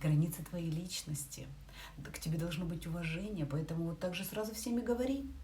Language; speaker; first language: Russian; non-native, local second language; Ukrainian